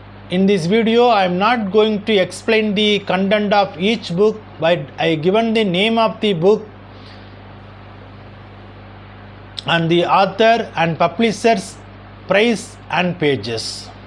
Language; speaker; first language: English; non-native, local second language; Tamil